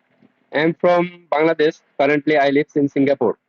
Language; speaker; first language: English; non-native, learner; Bangla